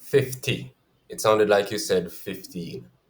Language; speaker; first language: English; native; English